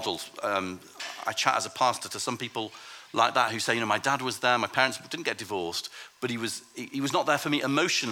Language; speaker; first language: English; native; English